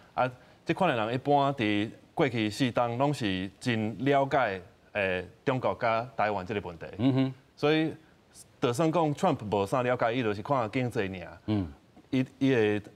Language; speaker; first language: Min Nan Chinese; non-native, fluent; English